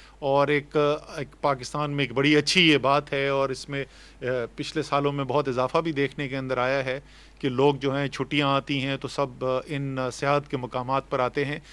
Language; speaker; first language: Urdu; native; Urdu